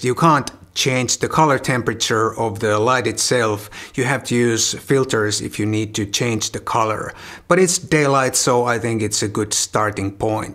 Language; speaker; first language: English; non-native, fluent; Finnish